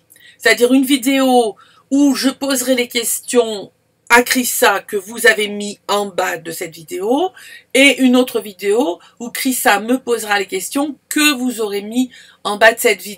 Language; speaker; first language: French; native; French